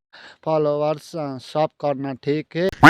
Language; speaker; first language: Hindi; non-native, learner; Nepali